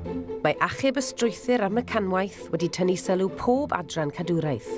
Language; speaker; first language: Welsh; native; Welsh